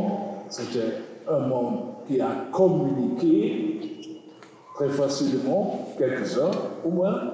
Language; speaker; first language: French; non-native, learner; German